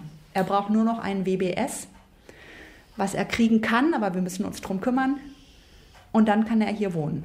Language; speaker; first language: German; native; German